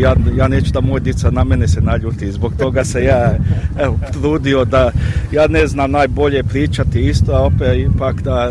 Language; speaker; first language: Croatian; early bilingual, heritage; Croatian